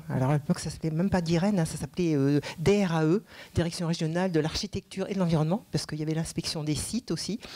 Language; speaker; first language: French; native; French